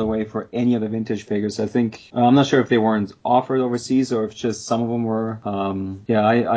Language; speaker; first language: English; non-native, fluent; German